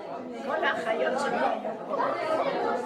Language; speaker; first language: Hebrew; non-native, fluent; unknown